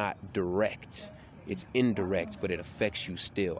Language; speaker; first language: English; native; English